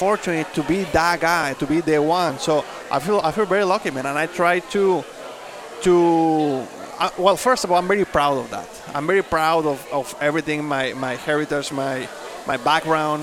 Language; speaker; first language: English; non-native, fluent; Spanish